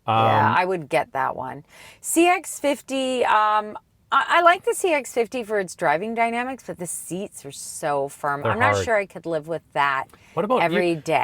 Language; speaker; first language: English; native; English